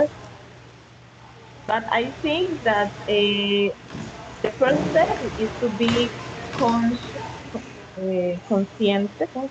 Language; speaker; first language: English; non-native, learner; Spanish